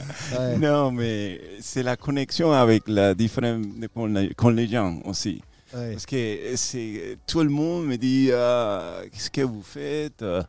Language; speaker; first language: French; non-native, fluent; Spanish